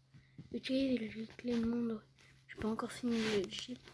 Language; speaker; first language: French; native; French